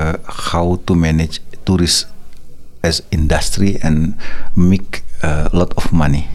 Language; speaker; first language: English; non-native, learner; Indonesian